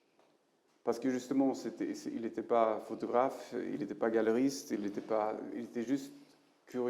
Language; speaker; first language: French; non-native, fluent; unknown